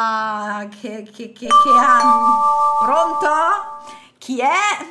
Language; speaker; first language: Italian; native; Italian